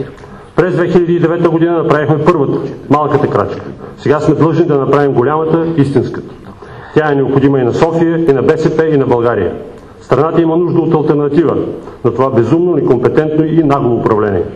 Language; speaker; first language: Bulgarian; native; Bulgarian